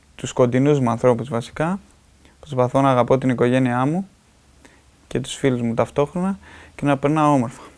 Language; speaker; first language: Greek; native; Greek